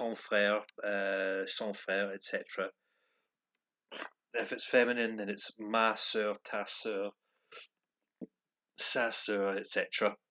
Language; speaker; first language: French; non-native, learner; English